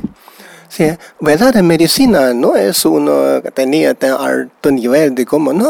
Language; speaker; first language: Spanish; non-native, learner; Chinese